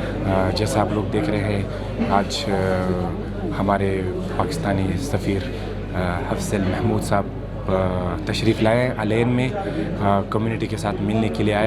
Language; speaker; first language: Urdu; non-native, local second language; Pashto